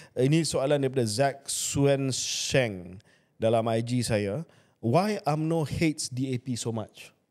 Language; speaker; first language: Malay; native; Malay